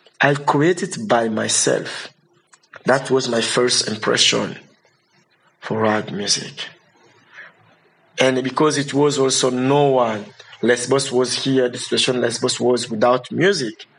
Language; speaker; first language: English; non-native, learner; Lingala